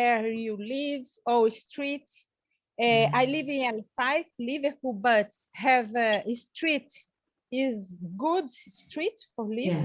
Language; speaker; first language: English; non-native, learner; Portuguese